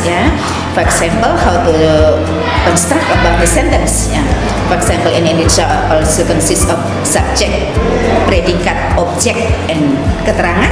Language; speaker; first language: English; non-native, learner; Indonesian